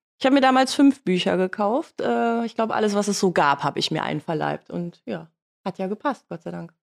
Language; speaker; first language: German; native; German